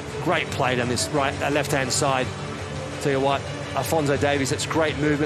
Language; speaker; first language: English; native; English